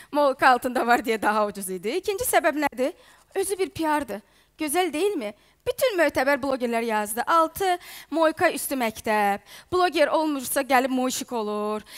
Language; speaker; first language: Azerbaijani; non-native, fluent; Ukrainian